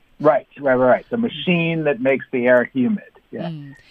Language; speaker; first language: English; native; English